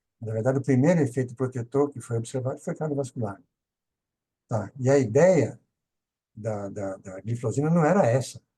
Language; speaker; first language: Portuguese; native; Portuguese